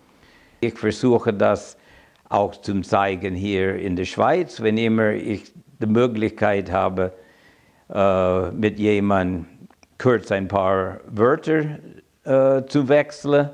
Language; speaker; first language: German; non-native, fluent; English